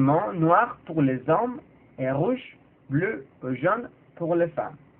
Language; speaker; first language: French; non-native, learner; Spanish